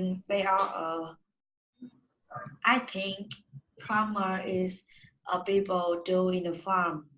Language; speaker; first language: English; non-native, learner; Vietnamese